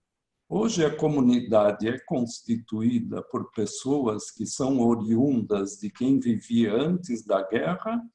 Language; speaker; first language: Portuguese; early bilingual, other home language; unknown